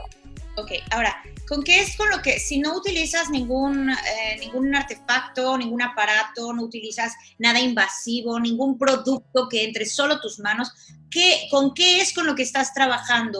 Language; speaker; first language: Spanish; native; Spanish